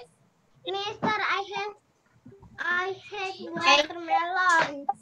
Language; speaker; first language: English; non-native, learner; Indonesian